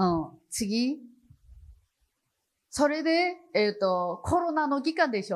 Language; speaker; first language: Japanese; non-native, learner; Chinese